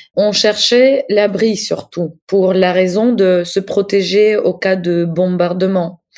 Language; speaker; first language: French; non-native, fluent; Ukrainian